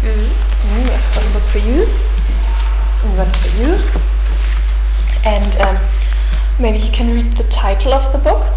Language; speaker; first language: English; non-native, fluent; German